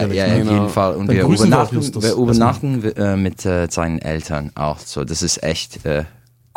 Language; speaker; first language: German; non-native, learner; English